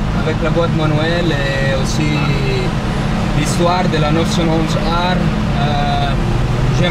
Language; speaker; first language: French; non-native, learner; Italian